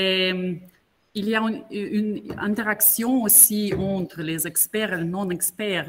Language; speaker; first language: French; non-native, fluent; Portuguese